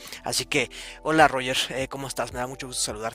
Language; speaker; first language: Spanish; native; Spanish